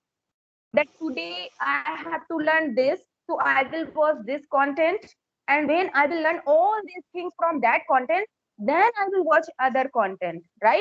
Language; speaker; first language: English; non-native, local second language; Hindi